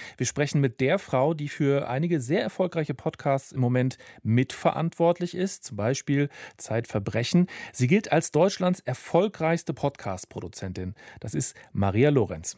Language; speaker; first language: German; native; German